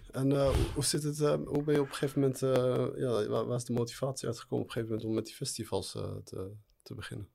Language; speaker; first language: Dutch; early bilingual, other home language; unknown